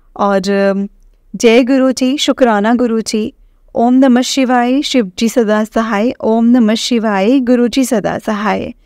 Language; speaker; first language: Hindi; non-native, local second language; Punjabi